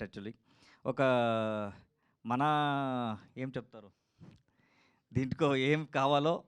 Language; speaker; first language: Telugu; non-native, learner; Kannada